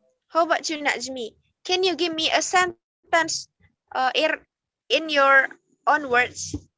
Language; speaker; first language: English; non-native, learner; Indonesian